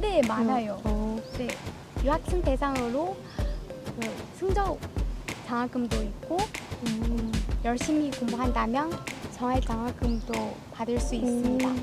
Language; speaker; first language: Korean; non-native, fluent; Chinese